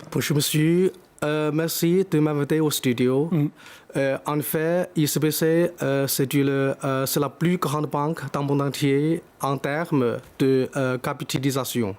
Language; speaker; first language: French; non-native, fluent; Chinese